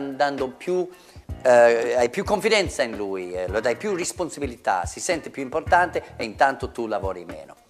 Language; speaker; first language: Italian; non-native, fluent; English